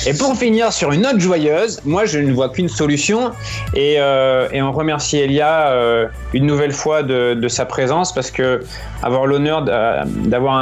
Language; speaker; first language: French; native; French